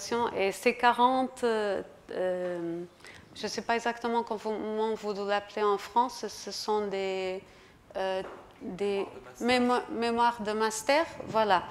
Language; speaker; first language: French; non-native, fluent; Portuguese